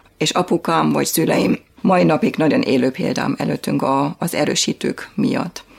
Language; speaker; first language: Hungarian; non-native, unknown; German